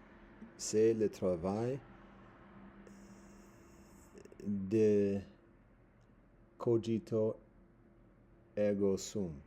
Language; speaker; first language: French; non-native, learner; English